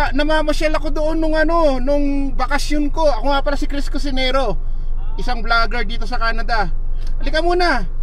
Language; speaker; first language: Filipino; native; Filipino